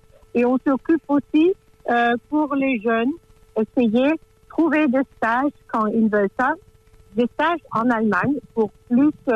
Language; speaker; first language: French; non-native, fluent; German